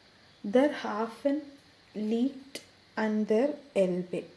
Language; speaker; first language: German; non-native, fluent; Malayalam